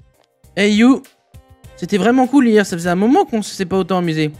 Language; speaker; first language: French; native; French